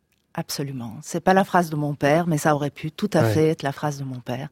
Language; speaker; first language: French; native; French